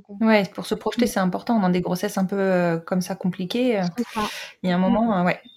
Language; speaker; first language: French; native; French